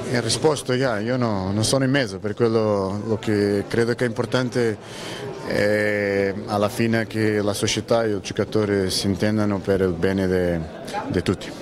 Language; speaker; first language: Italian; non-native, fluent; Portuguese